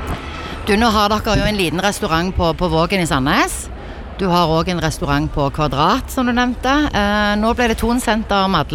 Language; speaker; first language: Norwegian; native; Norwegian